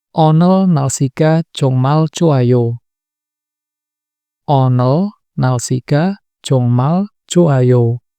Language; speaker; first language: Korean; non-native, fluent; Indonesian